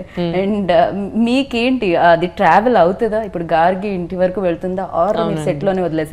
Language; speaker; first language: Telugu; native; Telugu